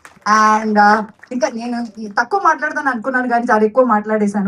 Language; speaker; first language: Telugu; non-native, fluent; Malayalam